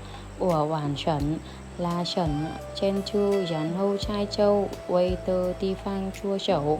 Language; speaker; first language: Chinese; non-native, learner; Vietnamese